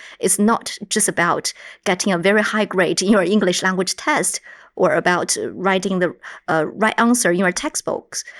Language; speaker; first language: English; non-native, fluent; Chinese